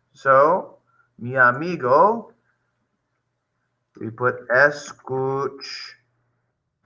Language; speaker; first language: Spanish; non-native, fluent; English